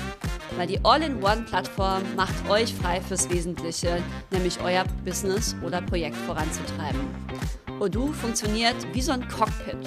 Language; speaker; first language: German; native; German